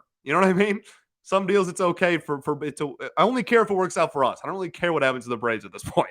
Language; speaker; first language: English; native; English